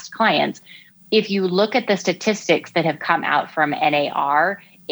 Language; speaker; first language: English; native; English